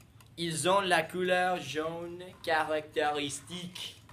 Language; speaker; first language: French; non-native, learner; English